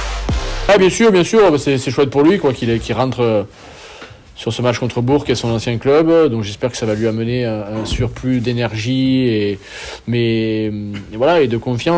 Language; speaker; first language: French; native; French